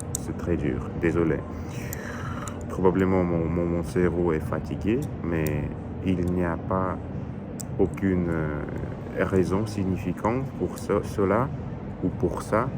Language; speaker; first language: French; non-native, learner; Russian